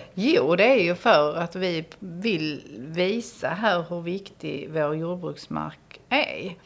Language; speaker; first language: Swedish; native; Swedish